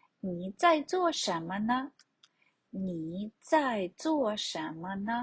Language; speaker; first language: Chinese; non-native, fluent; Ukrainian